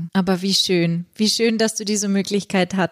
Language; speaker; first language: German; native; German